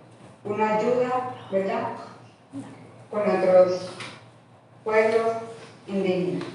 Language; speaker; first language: Spanish; non-native, local second language; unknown